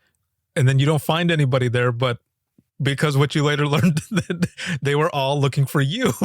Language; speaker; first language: English; native; English